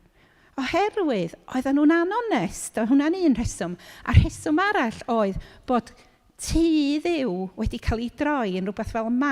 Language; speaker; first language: Welsh; native; Welsh